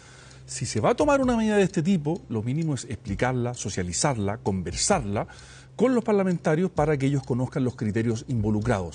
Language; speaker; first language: Spanish; native; Spanish